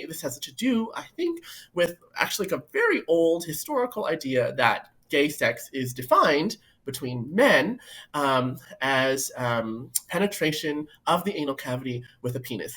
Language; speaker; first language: English; native; English